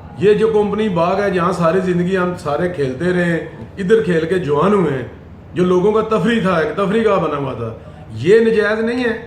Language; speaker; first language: Urdu; non-native, local second language; Punjabi